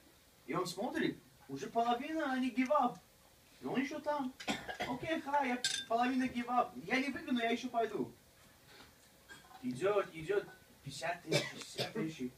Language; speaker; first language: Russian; early bilingual, heritage; Russian